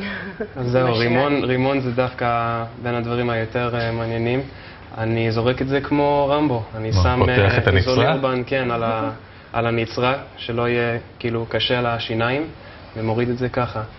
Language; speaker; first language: Hebrew; non-native, fluent; English